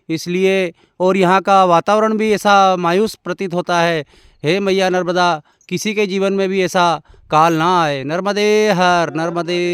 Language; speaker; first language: Hindi; non-native, local second language; Marathi